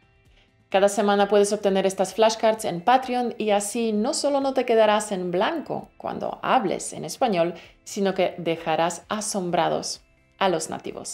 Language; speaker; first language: Spanish; native; Spanish